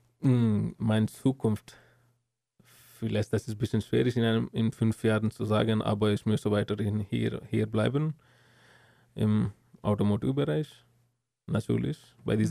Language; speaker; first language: German; non-native, learner; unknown